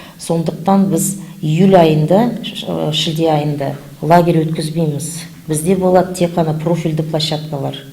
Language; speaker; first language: Kazakh; native; Kazakh